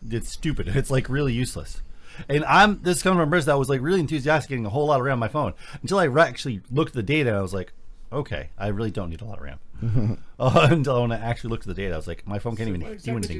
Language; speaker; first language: English; native; English